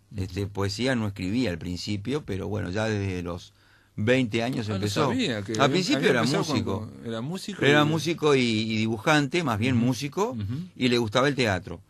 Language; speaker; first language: Spanish; native; Spanish